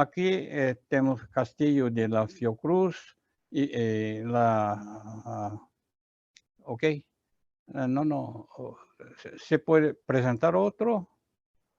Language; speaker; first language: Spanish; non-native, learner; Portuguese